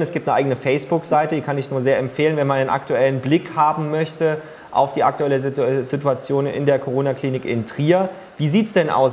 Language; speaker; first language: German; native; German